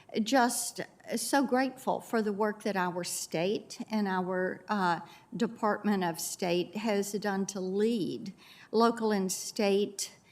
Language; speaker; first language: English; native; English